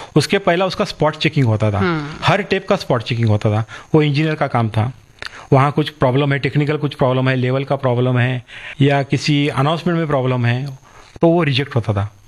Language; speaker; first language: Hindi; non-native, local second language; Marathi